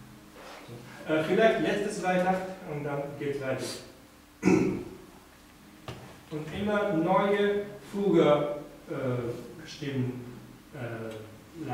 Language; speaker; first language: German; non-native, fluent; Japanese